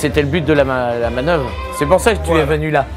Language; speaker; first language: French; native; French